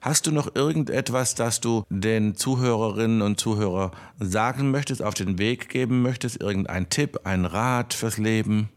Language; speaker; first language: German; native; German